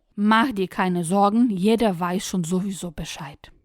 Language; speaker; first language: German; non-native, fluent; Polish